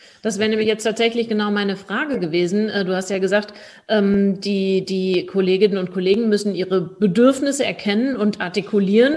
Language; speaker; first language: German; native; German